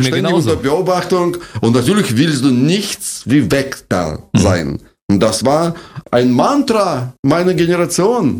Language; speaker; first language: German; non-native, fluent; Russian